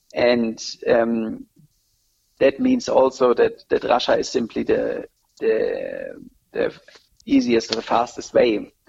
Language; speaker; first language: English; non-native, fluent; German